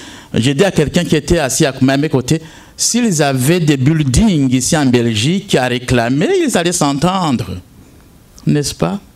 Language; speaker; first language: French; non-native, local second language; Rundi